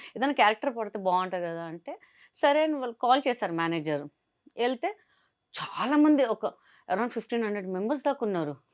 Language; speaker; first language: Telugu; non-native, local second language; Hindi